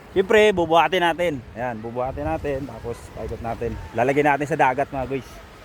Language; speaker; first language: Filipino; non-native, local second language; Iloko